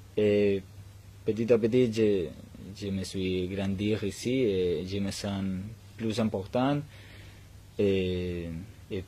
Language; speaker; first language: French; non-native, learner; Spanish